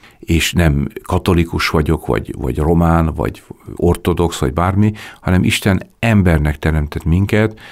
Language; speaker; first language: Hungarian; native; Hungarian